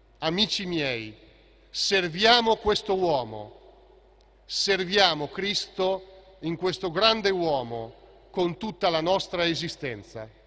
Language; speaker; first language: Italian; native; Italian